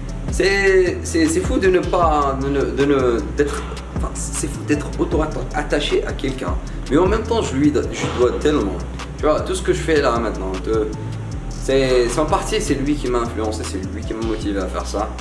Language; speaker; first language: French; non-native, local second language; Arabic